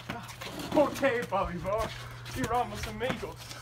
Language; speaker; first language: Spanish; non-native, learner; English